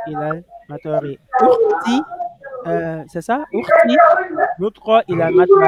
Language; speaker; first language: Arabic; non-native, fluent; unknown